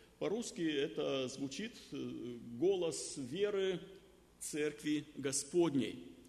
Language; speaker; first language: Russian; non-native, fluent; German